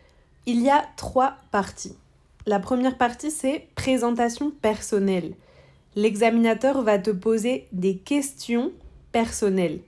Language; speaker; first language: French; non-native, fluent; Spanish